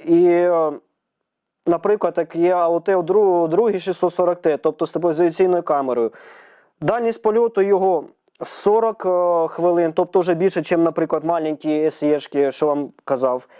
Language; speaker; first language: Ukrainian; native; Ukrainian